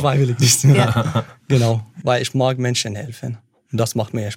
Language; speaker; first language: German; non-native, fluent; Arabic